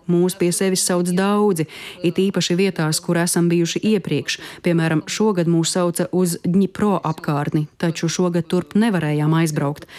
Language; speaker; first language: Latvian; native; Latvian